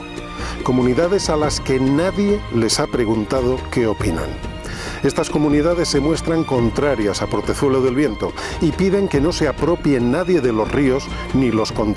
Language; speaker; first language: Spanish; native; Spanish